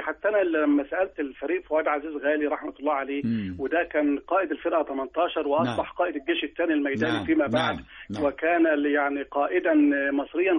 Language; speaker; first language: Arabic; native; Arabic